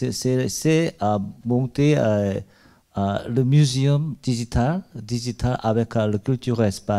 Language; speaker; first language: French; non-native, learner; Korean